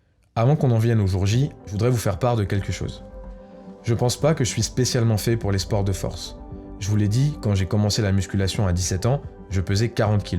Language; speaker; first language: French; native; French